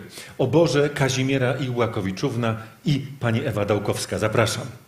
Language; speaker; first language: Polish; native; Polish